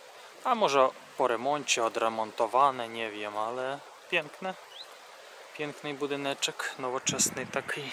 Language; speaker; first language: Polish; non-native, fluent; Russian